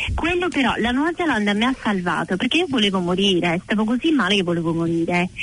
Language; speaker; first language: Italian; non-native, fluent; English